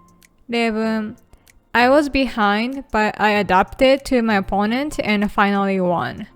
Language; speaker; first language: English; non-native, fluent; Japanese